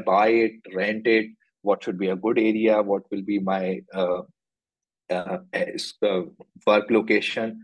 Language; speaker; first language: English; non-native, local second language; Hindi